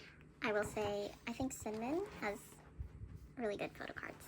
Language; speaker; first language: English; native; English